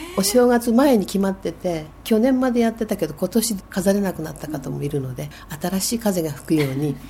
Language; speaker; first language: Japanese; native; Japanese